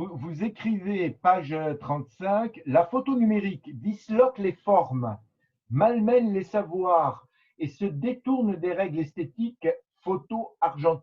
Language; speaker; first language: French; native; French